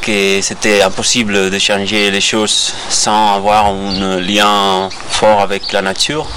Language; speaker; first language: French; non-native, fluent; Spanish